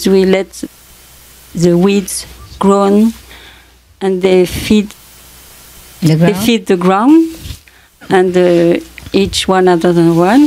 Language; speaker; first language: English; non-native, fluent; French